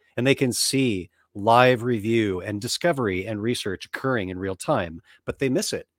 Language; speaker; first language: English; native; English